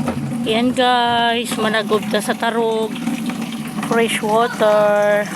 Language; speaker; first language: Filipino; non-native, local second language; Hiligaynon